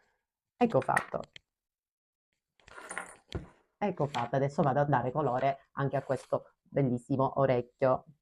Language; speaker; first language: Italian; native; Italian